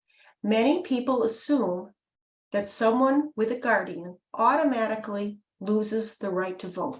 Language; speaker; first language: English; native; English